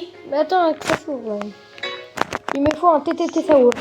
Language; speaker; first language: French; native; French